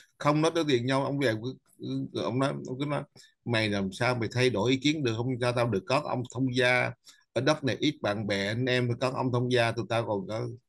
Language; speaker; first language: Vietnamese; native; Vietnamese